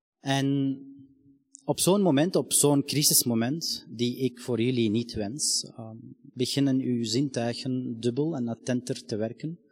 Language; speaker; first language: Dutch; non-native, fluent; Arabic